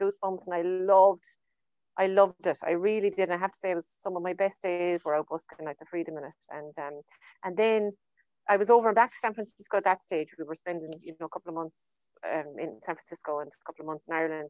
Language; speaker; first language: English; native; English